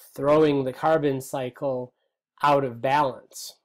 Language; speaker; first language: English; native; English